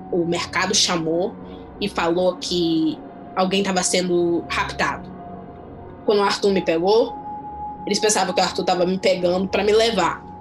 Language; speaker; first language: Portuguese; non-native, fluent; English